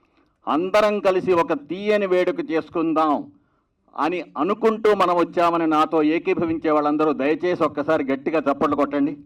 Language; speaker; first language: Telugu; native; Telugu